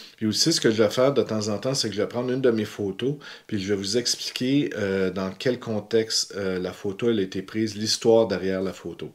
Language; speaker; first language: French; native; French